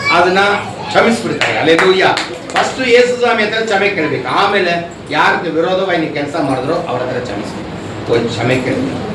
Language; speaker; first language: Kannada; non-native, local second language; Telugu